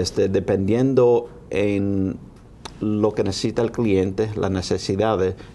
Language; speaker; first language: Spanish; early bilingual, heritage; Spanish